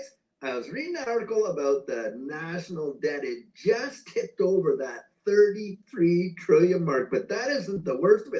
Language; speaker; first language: English; native; English